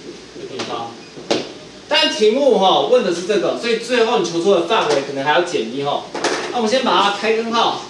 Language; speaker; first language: Chinese; native; Chinese